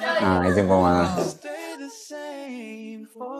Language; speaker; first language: Chinese; early bilingual, heritage; Chinese